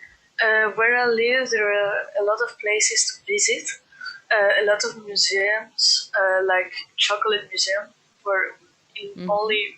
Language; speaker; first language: English; non-native, fluent; Greek